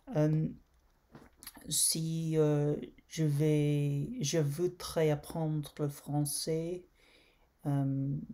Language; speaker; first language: French; non-native, learner; English